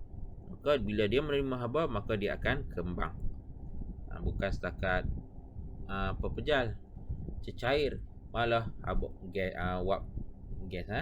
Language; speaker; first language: Malay; native; Malay